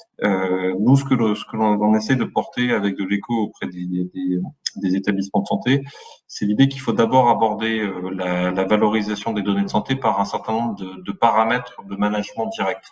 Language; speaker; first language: French; native; French